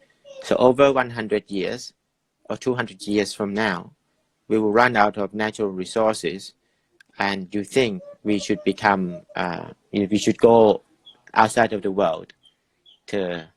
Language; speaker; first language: English; non-native, fluent; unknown